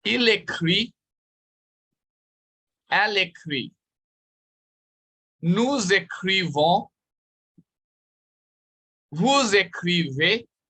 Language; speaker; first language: French; non-native, fluent; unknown